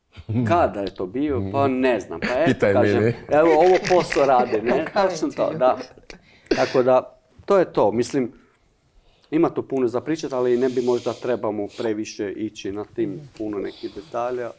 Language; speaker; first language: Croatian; non-native, learner; Albanian